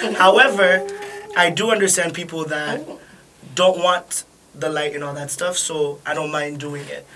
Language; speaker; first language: English; early bilingual, other home language; French